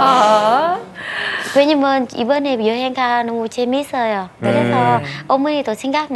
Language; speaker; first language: Korean; non-native, learner; Vietnamese